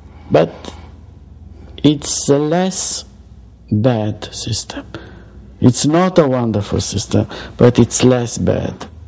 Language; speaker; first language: English; non-native, fluent; Romanian